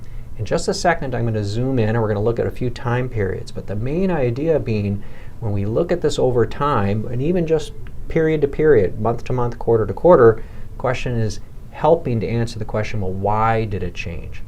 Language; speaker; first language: English; native; English